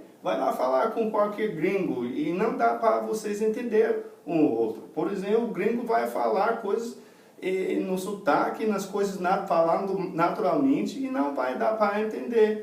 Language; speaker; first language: Portuguese; non-native, fluent; English